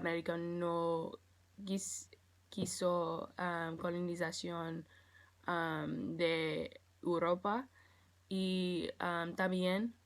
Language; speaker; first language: Spanish; non-native, learner; English